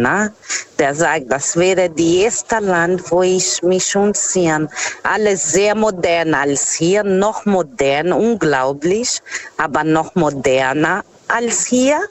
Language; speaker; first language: German; non-native, fluent; Portuguese